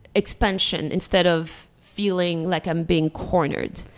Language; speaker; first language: English; early bilingual, other home language; Arabic